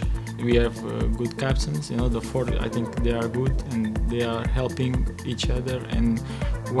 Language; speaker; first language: English; non-native, learner; Portuguese